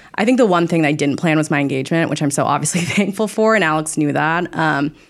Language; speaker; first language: English; native; English